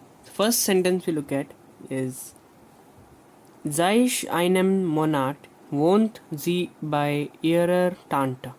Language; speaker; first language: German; non-native, learner; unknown